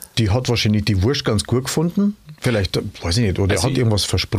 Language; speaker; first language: German; native; German